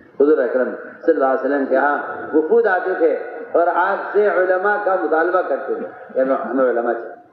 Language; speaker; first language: Urdu; native; Urdu